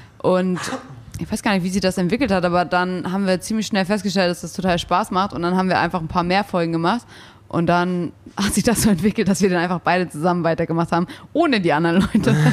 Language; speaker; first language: German; early bilingual, other home language; English